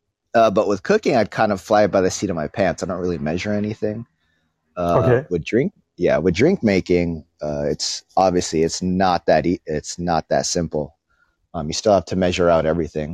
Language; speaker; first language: English; early bilingual, other home language; Filipino